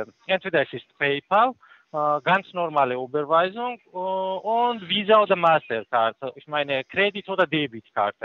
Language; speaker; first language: German; non-native, fluent; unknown